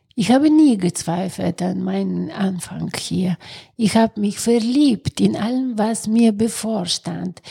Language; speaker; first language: German; non-native, fluent; Bulgarian